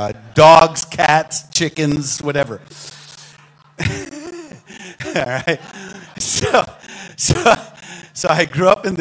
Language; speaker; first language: English; native; English